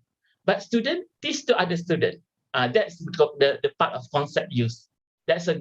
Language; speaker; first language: English; non-native, local second language; Malay